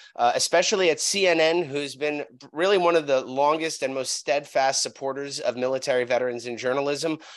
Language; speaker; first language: English; native; English